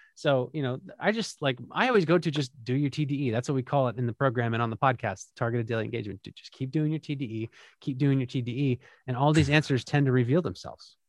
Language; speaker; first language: English; native; English